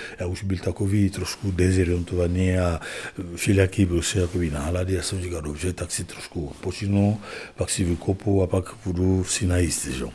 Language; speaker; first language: Czech; non-native, fluent; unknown